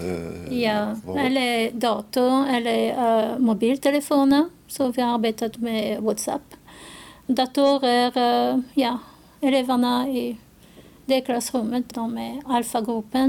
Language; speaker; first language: Swedish; non-native, fluent; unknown